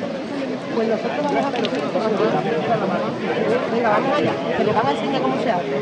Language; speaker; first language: Spanish; native; Spanish